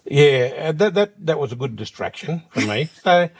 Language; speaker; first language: English; native; English